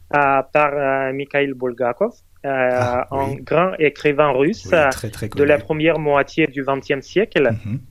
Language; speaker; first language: French; non-native, fluent; Russian